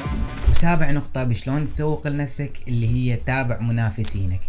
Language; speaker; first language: Arabic; native; Arabic